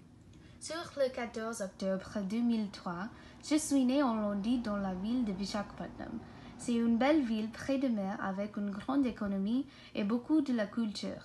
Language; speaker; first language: French; non-native, learner; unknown